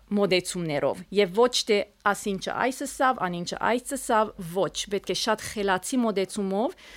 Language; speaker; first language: Armenian; early bilingual, heritage; Armenian